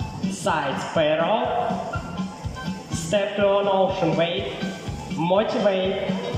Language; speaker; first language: English; non-native, fluent; Russian